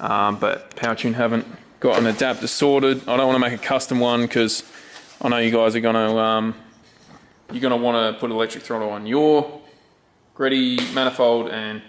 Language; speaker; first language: English; native; English